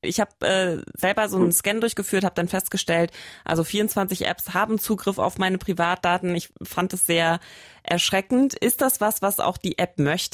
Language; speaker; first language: German; native; German